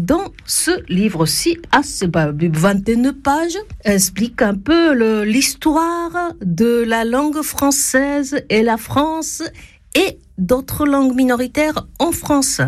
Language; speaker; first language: French; non-native, fluent; Japanese